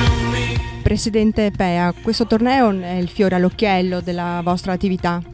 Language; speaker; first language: Italian; native; Italian